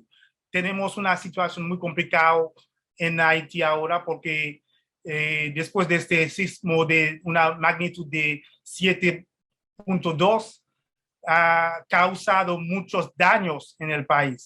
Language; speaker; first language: Spanish; non-native, fluent; Haitian Creole